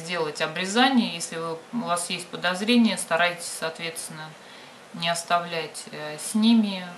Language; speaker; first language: Russian; native; Russian